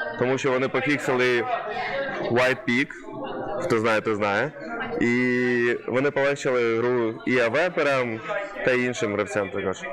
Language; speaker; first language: Ukrainian; non-native, local second language; Russian